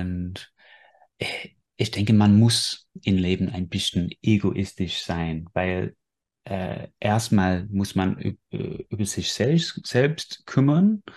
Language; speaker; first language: German; non-native, fluent; English